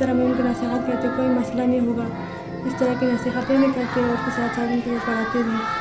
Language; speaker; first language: Hindi; non-native, local second language; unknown